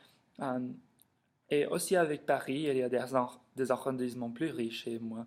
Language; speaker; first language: French; non-native, learner; English